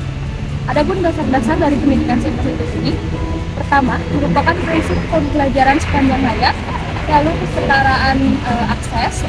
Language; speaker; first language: Indonesian; native; Indonesian